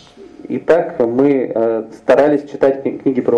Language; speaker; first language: Russian; native; Russian